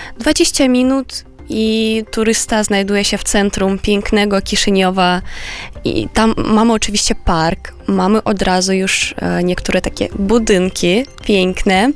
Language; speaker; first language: Polish; non-native, fluent; Romanian